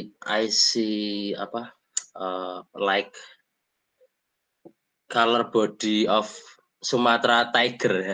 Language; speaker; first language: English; non-native, fluent; Indonesian